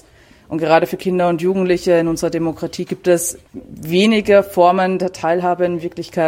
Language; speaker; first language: German; native; German